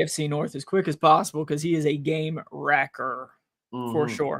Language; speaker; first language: English; native; English